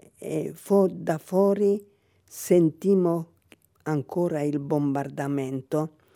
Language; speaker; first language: Italian; non-native, fluent; Hungarian